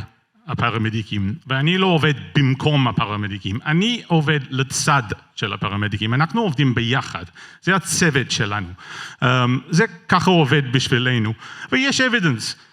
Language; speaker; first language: Hebrew; non-native, learner; English